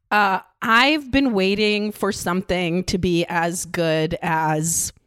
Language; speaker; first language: English; non-native, fluent; Russian